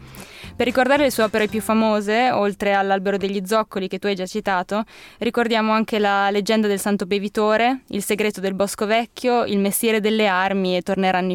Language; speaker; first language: Italian; native; Italian